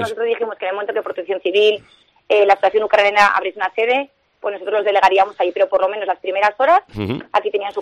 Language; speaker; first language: Spanish; native; Spanish